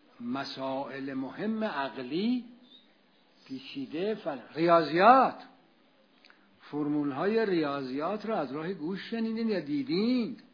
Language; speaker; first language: Persian; native; Persian